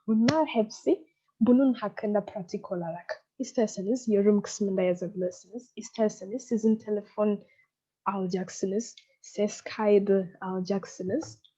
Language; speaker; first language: Turkish; non-native, fluent; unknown